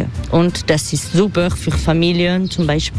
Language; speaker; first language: German; non-native, fluent; French